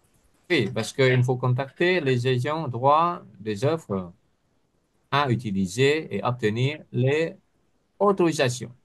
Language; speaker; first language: French; non-native, fluent; Vietnamese